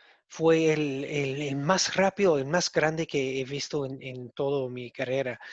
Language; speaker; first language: Spanish; non-native, learner; English